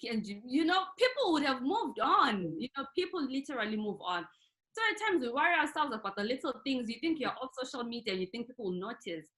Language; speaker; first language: English; non-native, local second language; North Ndebele